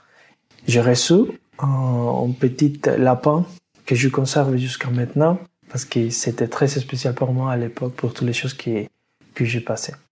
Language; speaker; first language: French; non-native, learner; Spanish